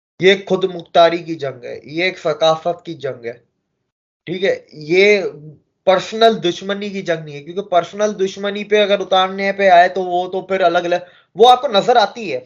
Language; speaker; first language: Hindi; native; Hindi